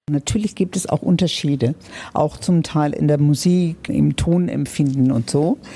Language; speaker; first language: German; native; German